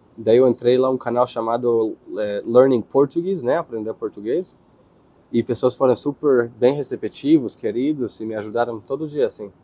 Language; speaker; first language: Portuguese; non-native, fluent; Hebrew